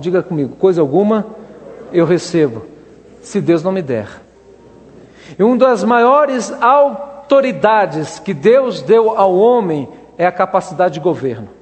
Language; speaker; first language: Portuguese; native; Portuguese